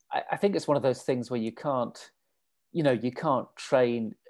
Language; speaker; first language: English; native; English